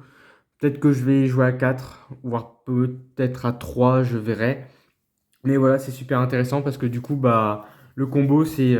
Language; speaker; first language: French; native; French